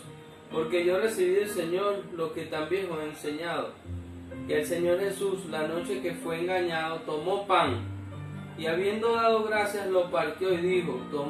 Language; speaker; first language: Spanish; native; Spanish